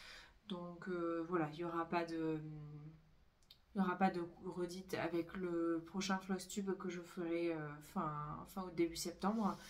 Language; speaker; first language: French; native; French